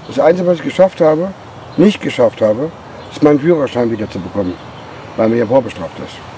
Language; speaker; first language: German; native; German